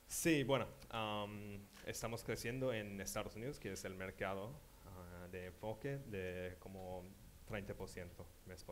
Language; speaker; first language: Spanish; non-native, fluent; English